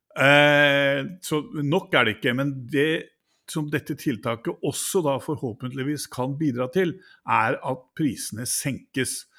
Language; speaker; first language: Norwegian; native; Norwegian